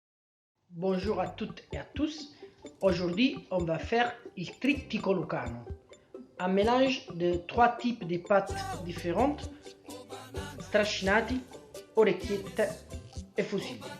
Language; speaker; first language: French; non-native, fluent; Italian